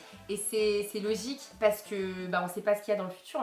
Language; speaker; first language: French; native; French